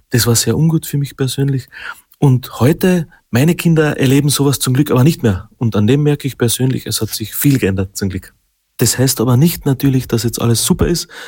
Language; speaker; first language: German; non-native, local second language; Slovenian